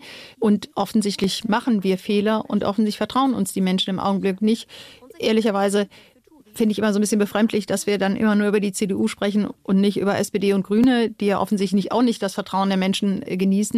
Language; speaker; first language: German; native; German